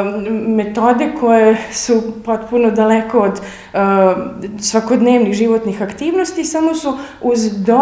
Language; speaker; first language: Serbian; native; Serbian